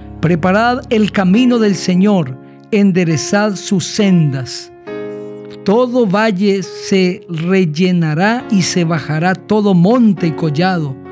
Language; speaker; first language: Spanish; native; Spanish